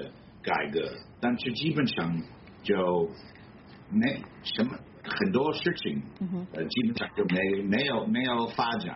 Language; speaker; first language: Chinese; non-native, fluent; English